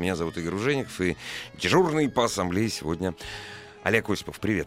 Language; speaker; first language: Russian; native; Russian